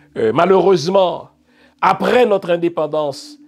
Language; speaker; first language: French; non-native, local second language; Haitian Creole